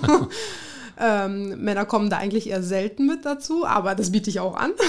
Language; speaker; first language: German; early bilingual, other home language; Russian